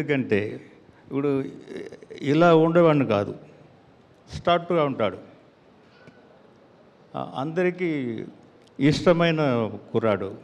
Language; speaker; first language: Telugu; non-native, learner; Tamil